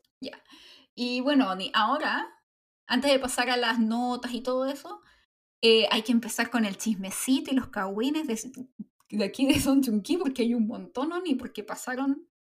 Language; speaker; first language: Spanish; native; Spanish